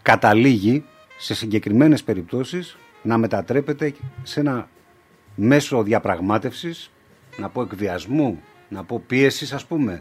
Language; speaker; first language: Greek; native; Greek